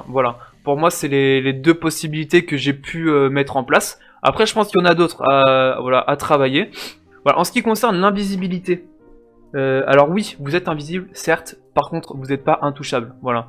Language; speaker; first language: French; native; French